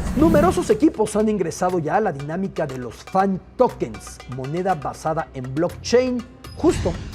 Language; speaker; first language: Spanish; native; Spanish